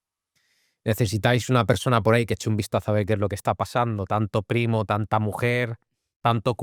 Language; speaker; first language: Spanish; native; Spanish